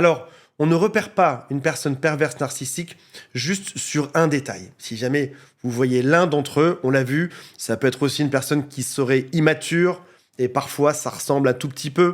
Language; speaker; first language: French; native; French